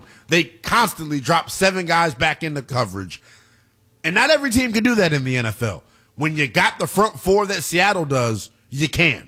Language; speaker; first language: English; native; English